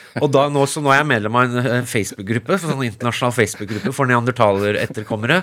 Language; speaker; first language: Norwegian; early bilingual, other home language; English